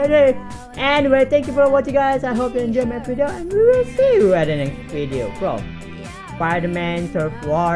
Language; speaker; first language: English; non-native, learner; Indonesian